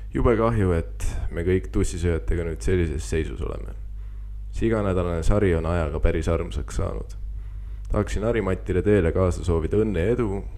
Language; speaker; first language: Estonian; native; Estonian